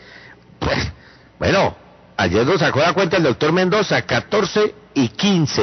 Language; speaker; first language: Spanish; native; Spanish